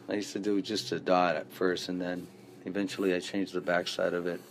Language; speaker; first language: English; native; English